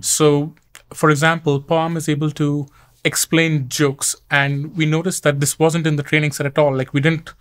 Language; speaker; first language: English; non-native, local second language; Hindi